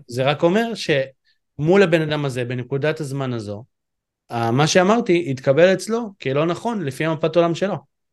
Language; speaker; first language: Hebrew; native; Hebrew